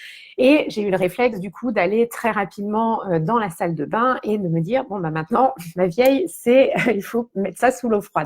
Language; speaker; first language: French; native; French